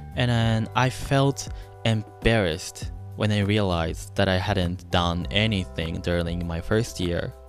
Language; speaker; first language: English; non-native, fluent; Japanese